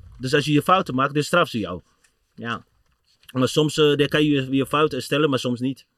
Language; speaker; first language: Dutch; non-native, fluent; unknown